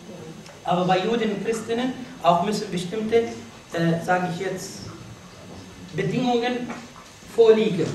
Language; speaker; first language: German; non-native, fluent; Arabic